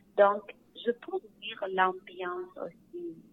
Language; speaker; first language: French; non-native, learner; Persian